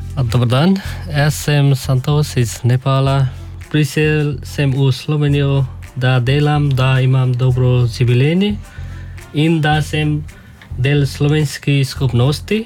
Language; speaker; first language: Slovenian; non-native, learner; Nepali